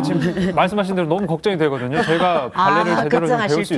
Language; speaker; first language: Korean; native; Korean